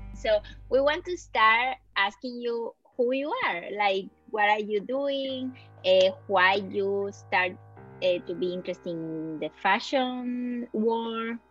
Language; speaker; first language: English; non-native, learner; Spanish